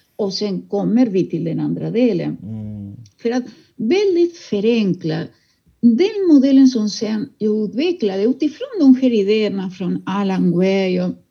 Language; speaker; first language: Swedish; non-native, fluent; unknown